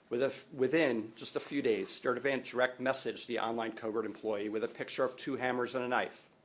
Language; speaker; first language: English; native; English